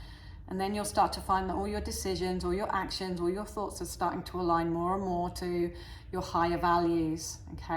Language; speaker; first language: English; native; English